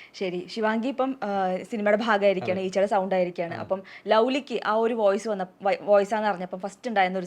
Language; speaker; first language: Malayalam; native; Malayalam